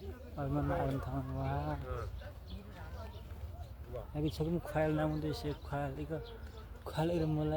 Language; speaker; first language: Korean; non-native, learner; Nepali